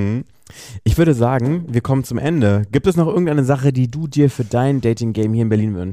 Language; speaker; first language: German; native; German